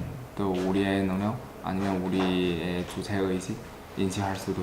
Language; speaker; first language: Korean; non-native, learner; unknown